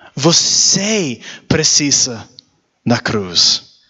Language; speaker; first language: Portuguese; non-native, learner; English